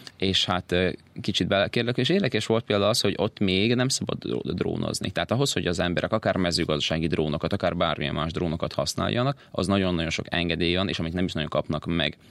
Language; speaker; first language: Hungarian; native; Hungarian